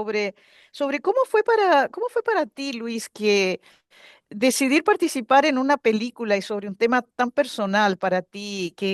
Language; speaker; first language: Spanish; native; Spanish